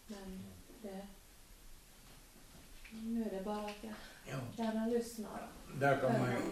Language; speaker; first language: Swedish; non-native, local second language; Finnish